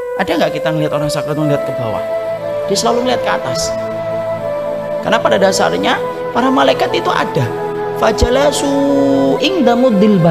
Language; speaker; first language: Indonesian; native; Indonesian